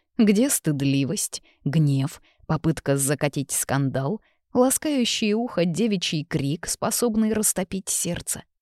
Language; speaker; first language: Russian; native; Russian